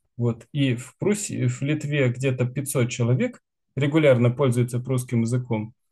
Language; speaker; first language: Russian; native; Russian